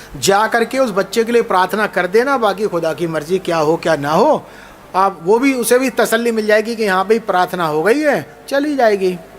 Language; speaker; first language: Hindi; native; Hindi